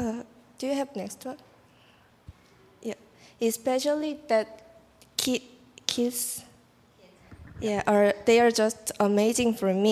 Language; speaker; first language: English; non-native, learner; Korean